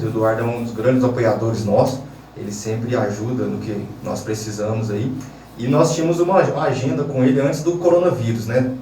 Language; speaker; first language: Portuguese; native; Portuguese